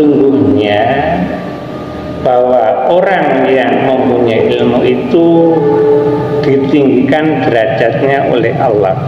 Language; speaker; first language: Indonesian; non-native, local second language; Javanese